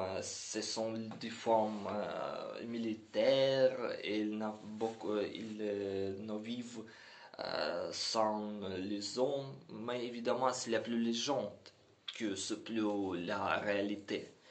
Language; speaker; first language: French; non-native, learner; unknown